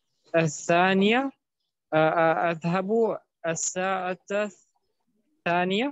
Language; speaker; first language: Arabic; non-native, learner; German